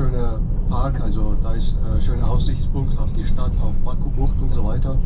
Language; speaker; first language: German; non-native, fluent; Azerbaijani